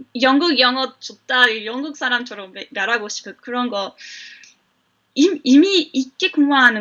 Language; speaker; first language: Korean; non-native, fluent; English